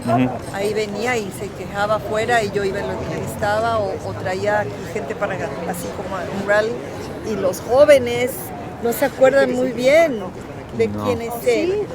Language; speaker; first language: Spanish; native; Spanish